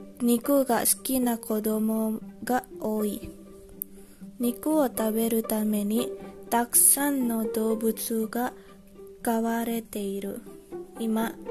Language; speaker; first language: Japanese; non-native, learner; Indonesian